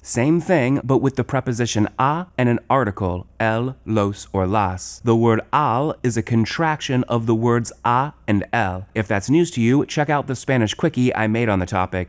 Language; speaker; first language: English; native; English